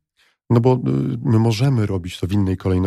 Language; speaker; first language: Polish; native; Polish